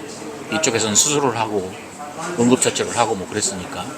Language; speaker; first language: Korean; native; Korean